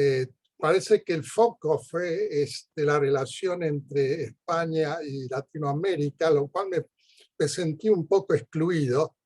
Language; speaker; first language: Spanish; early bilingual, heritage; Spanish